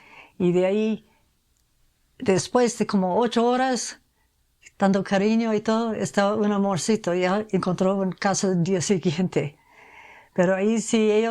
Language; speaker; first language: Spanish; non-native, fluent; English